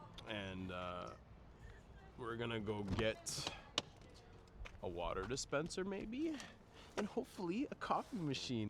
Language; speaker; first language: English; native; English